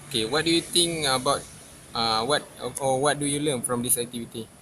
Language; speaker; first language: English; non-native, local second language; Malay